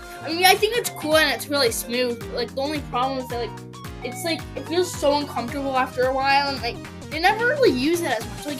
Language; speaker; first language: English; native; English